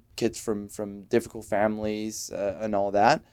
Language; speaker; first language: English; non-native, fluent; Danish